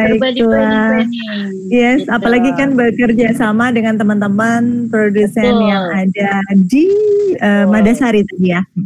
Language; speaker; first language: Indonesian; native; Indonesian